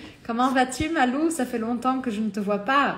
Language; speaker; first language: French; non-native, fluent; Portuguese